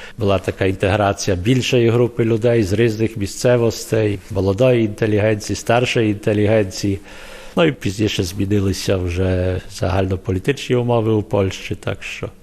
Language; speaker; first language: Ukrainian; early bilingual, heritage; Ukrainian